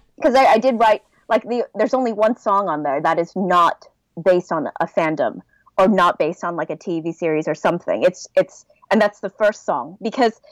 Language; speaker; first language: English; native; English